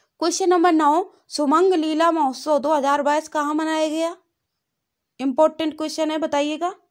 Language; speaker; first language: Hindi; native; Hindi